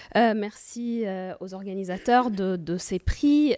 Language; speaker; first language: French; non-native, fluent; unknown